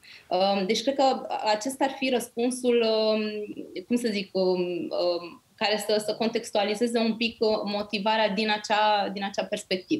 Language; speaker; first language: Romanian; native; Romanian